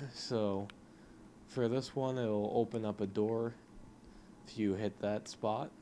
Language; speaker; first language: English; native; English